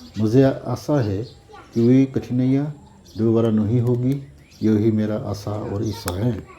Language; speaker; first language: Hindi; non-native, local second language; Assamese